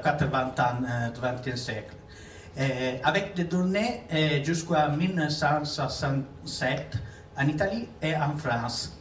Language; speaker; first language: French; non-native, learner; Italian